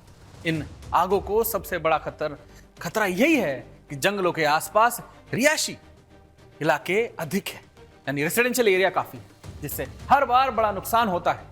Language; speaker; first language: Hindi; native; Hindi